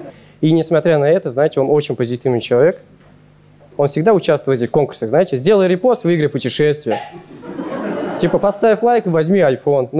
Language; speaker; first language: Russian; native; Russian